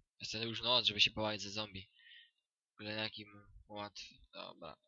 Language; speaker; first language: Polish; native; Polish